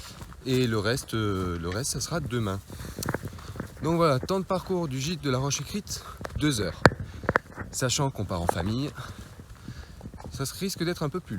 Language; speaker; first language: French; native; French